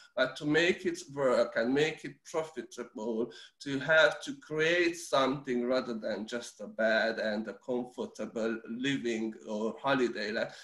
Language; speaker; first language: English; early bilingual, other home language; Hungarian